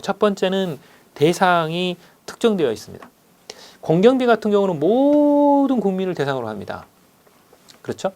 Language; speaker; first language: Korean; native; Korean